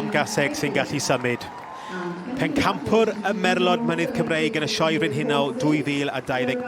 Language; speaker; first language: Welsh; native; Welsh